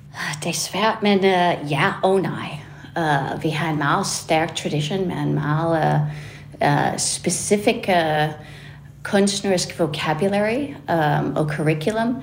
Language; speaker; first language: Danish; non-native, fluent; English